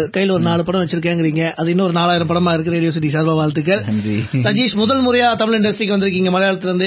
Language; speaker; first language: Tamil; native; Tamil